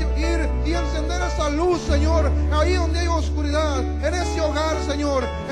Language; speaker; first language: Spanish; native; Spanish